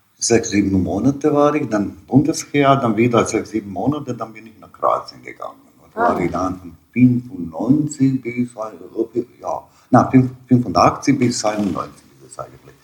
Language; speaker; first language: German; non-native, learner; Bosnian